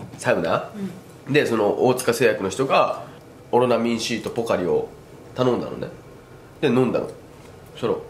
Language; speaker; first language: Japanese; native; Japanese